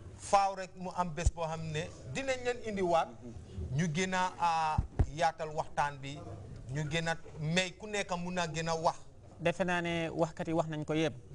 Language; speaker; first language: Wolof; non-native, local second language; Fula